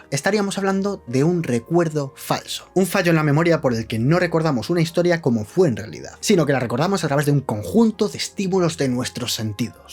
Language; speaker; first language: Spanish; native; Spanish